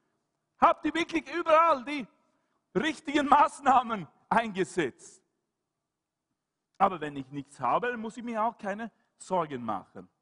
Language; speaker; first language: German; non-native, fluent; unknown